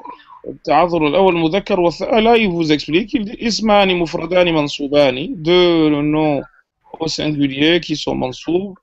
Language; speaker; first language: Arabic; non-native, fluent; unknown